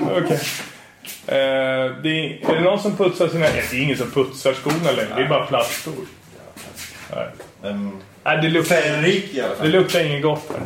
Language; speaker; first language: Swedish; native; Swedish